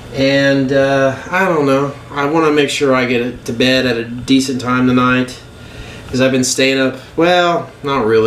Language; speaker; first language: English; native; English